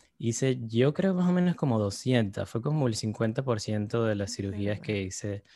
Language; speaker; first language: Spanish; native; Spanish